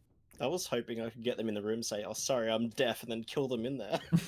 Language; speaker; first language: English; native; English